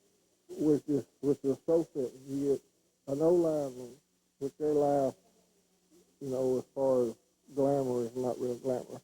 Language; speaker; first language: English; native; English